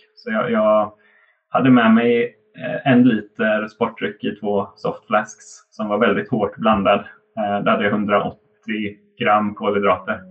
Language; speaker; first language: Swedish; native; Swedish